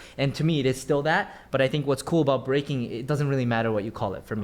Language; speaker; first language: English; native; English